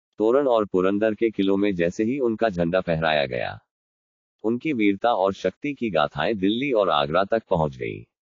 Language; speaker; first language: Hindi; non-native, local second language; Marathi